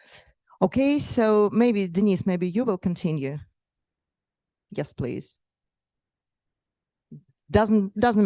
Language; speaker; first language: English; non-native, fluent; Russian